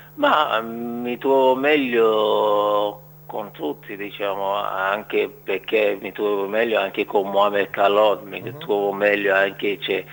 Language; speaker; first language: Italian; non-native, fluent; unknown